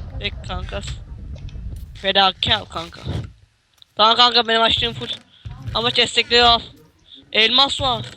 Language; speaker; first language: Turkish; native; Turkish